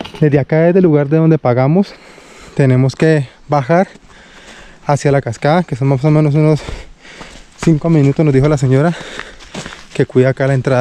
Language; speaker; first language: Spanish; native; Spanish